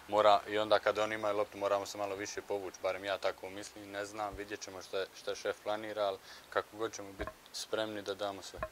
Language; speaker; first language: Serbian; early bilingual, heritage; Bosnian